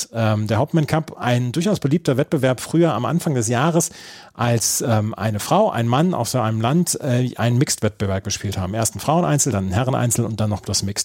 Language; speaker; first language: German; native; German